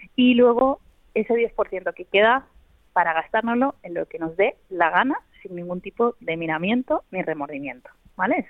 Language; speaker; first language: Spanish; native; Spanish